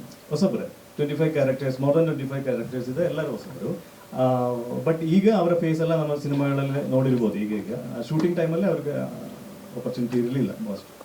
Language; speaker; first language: Kannada; non-native, local second language; Malayalam